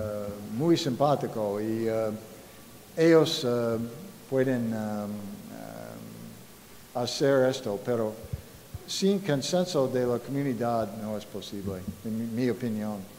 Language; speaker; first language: Spanish; non-native, fluent; English